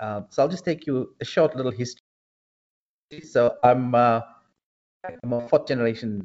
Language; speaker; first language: English; native; English